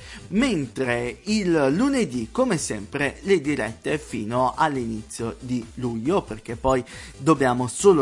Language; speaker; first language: Italian; native; Italian